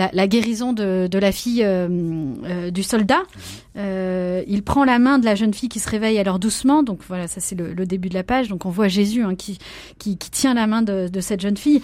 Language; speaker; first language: French; native; French